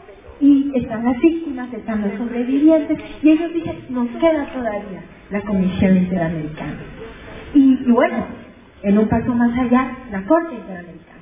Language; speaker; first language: Spanish; native; Spanish